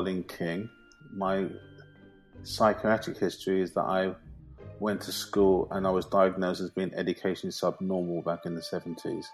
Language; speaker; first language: English; native; English